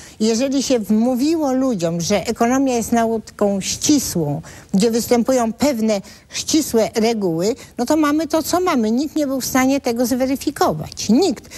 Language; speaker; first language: Polish; native; Polish